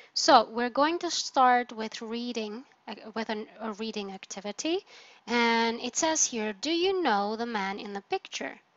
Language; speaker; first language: English; non-native, fluent; Albanian